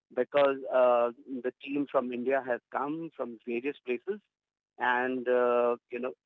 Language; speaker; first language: English; non-native, local second language; Gujarati